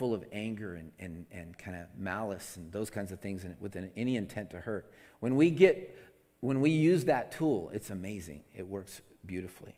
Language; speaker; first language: English; native; English